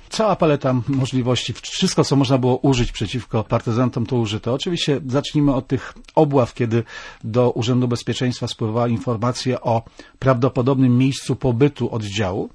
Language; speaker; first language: Polish; native; Polish